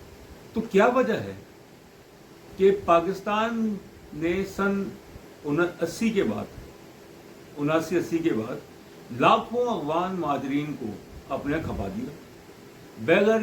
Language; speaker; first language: Urdu; native; Urdu